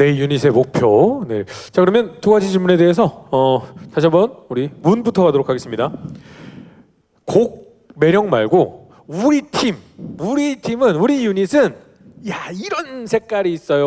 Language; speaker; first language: Korean; native; Korean